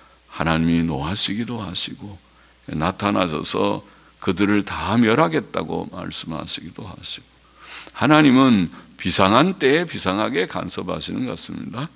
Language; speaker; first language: Korean; native; Korean